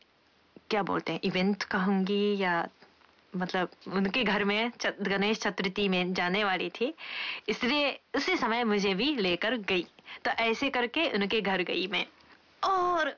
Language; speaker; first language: Hindi; non-native, fluent; Japanese